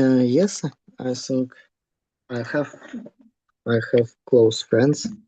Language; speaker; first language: English; non-native, learner; Russian